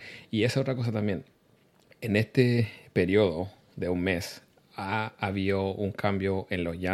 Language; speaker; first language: Spanish; early bilingual, heritage; Spanish